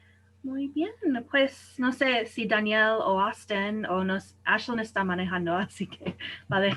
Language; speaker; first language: Spanish; non-native, fluent; English